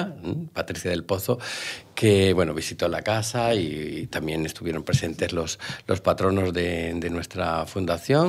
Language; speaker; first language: Spanish; native; Spanish